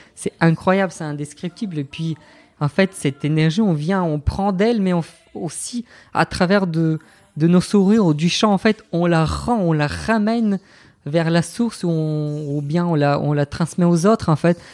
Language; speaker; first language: French; non-native, fluent; Bulgarian